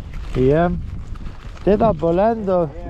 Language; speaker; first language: Danish; non-native, learner; Estonian